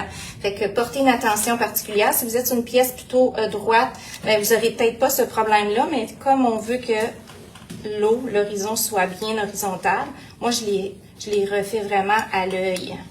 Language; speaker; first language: French; native; French